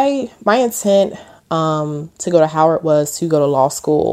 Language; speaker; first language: English; native; English